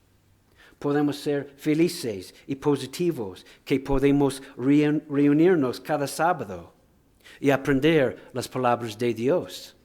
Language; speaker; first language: Spanish; non-native, fluent; English